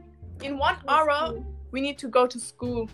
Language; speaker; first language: English; non-native, fluent; German